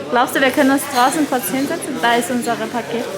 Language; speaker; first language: German; non-native, fluent; Korean